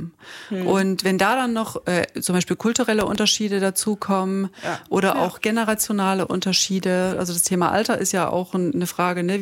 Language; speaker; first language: German; native; German